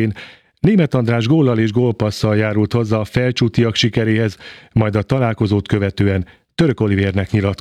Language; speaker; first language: Hungarian; native; Hungarian